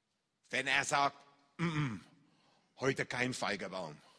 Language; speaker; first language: German; non-native, fluent; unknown